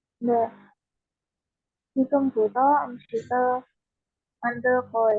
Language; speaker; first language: Korean; non-native, learner; Indonesian